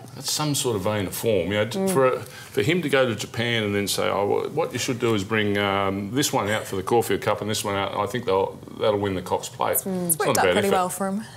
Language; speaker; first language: English; native; English